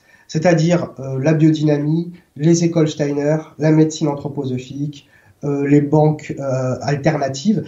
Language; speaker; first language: French; native; French